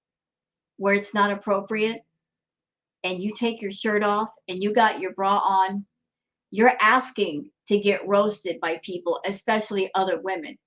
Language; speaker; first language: English; native; English